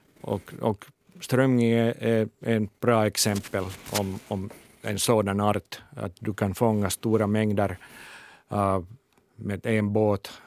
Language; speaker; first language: Swedish; non-native, local second language; Finnish